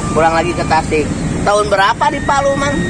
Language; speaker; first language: Indonesian; non-native, local second language; Sundanese